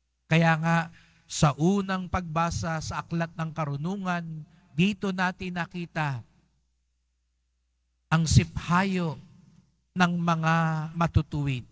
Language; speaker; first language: Filipino; native; Filipino